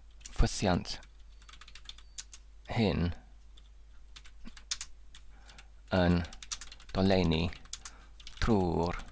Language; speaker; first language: Welsh; non-native, learner; English